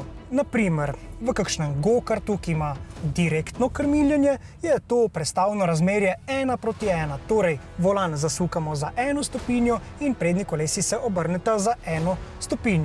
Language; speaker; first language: Slovenian; native; Slovenian